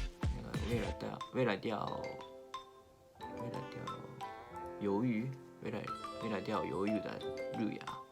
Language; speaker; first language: Chinese; non-native, learner; Japanese